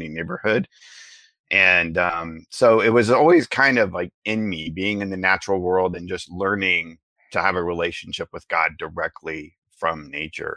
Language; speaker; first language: English; native; English